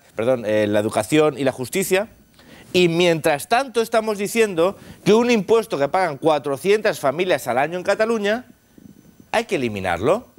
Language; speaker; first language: Spanish; non-native, local second language; Catalan